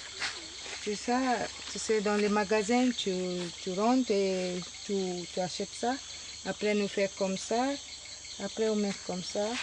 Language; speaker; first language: French; non-native, local second language; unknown